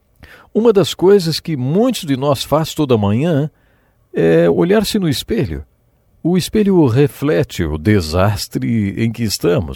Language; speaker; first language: Portuguese; native; Portuguese